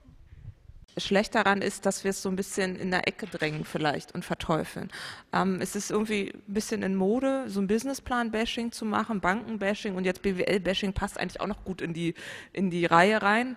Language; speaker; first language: German; native; German